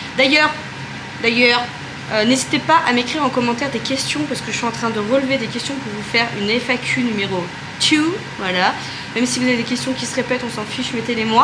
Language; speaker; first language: French; native; French